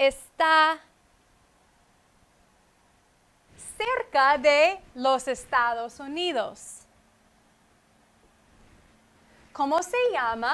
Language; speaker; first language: Spanish; non-native, fluent; English